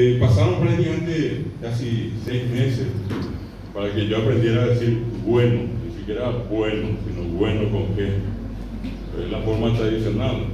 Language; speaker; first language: Spanish; non-native, local second language; Guarani